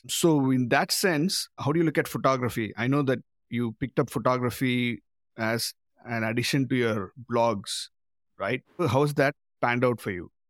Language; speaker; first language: English; non-native, local second language; Tamil